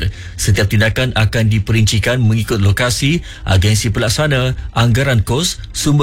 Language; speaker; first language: Malay; native; Malay